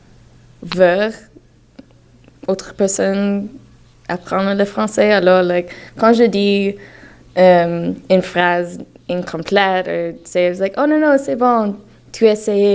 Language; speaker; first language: French; non-native, learner; English